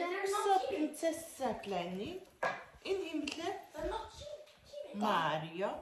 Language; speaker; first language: Swedish; non-native, learner; Mongolian